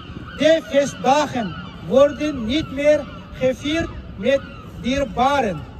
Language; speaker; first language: Dutch; non-native, fluent; Uyghur